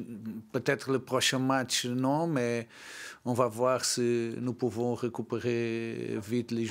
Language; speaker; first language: French; non-native, learner; Portuguese